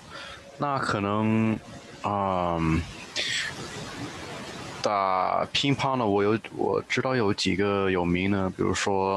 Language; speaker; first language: Chinese; early bilingual, heritage; Chinese